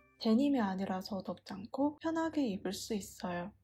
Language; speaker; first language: Korean; non-native, fluent; Chinese